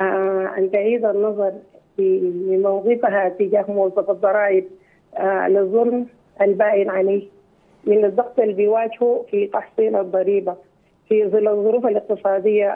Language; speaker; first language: Arabic; native; Arabic